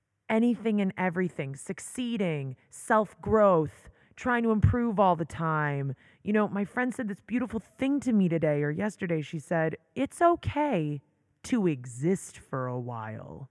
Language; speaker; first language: English; early bilingual, other home language; Hebrew